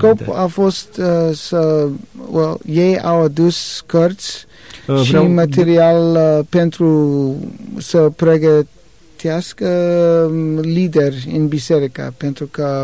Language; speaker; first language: Romanian; non-native, learner; English